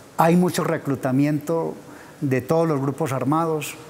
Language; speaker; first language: Spanish; native; Spanish